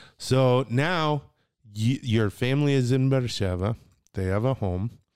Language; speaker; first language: English; native; English